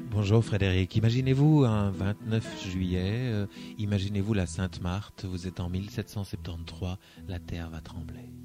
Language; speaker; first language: French; native; French